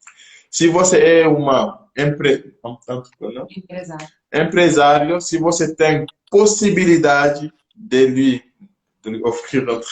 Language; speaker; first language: Portuguese; non-native, local second language; French